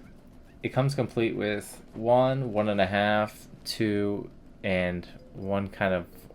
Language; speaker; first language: English; native; English